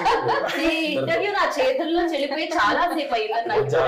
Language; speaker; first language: Telugu; native; Telugu